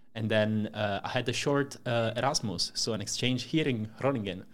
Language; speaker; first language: English; non-native, fluent; Italian